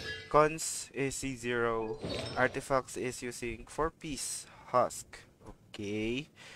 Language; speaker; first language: English; non-native, local second language; Filipino